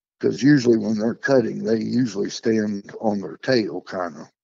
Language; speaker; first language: English; native; English